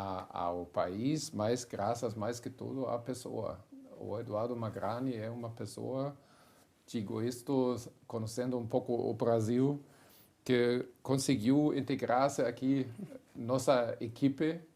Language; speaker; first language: Portuguese; non-native, fluent; German